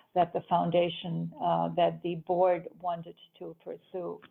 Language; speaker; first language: English; early bilingual, other home language; German